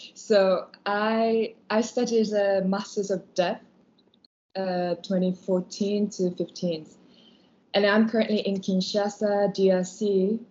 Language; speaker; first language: English; non-native, fluent; Japanese